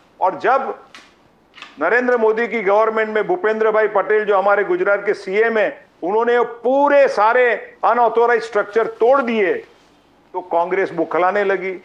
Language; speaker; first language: Hindi; non-native, local second language; Gujarati